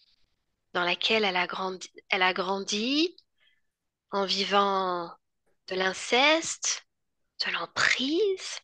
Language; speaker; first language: French; native; French